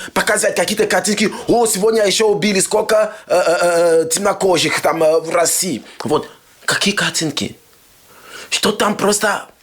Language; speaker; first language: Russian; non-native, fluent; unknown